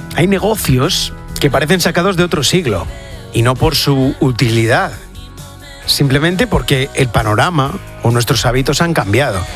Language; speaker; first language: Spanish; native; Spanish